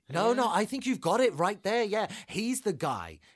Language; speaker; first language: English; native; English